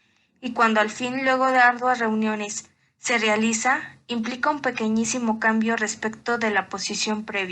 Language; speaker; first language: Spanish; native; Spanish